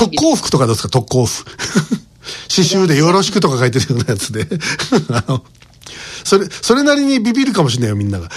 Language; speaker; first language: Japanese; native; Japanese